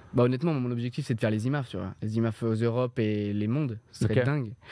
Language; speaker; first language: French; native; French